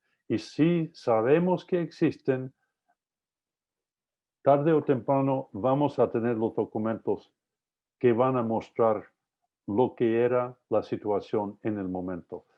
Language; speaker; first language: Spanish; non-native, fluent; English